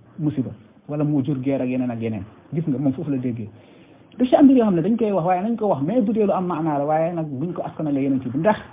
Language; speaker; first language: Wolof; non-native, local second language; Fula